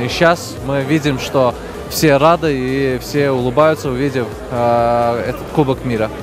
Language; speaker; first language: Russian; non-native, fluent; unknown